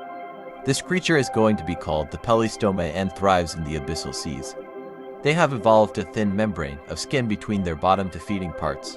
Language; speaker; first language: English; native; English